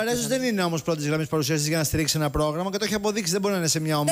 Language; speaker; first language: Greek; native; Greek